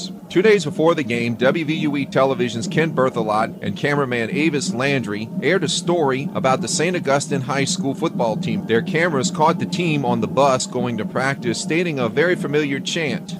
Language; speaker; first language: English; native; English